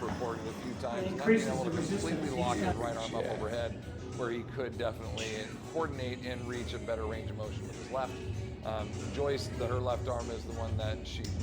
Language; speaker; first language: English; native; English